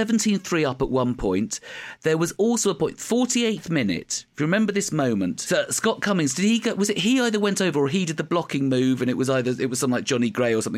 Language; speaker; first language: English; native; English